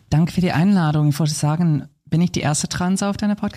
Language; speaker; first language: German; non-native, fluent; English